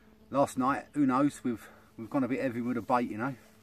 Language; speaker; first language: English; native; English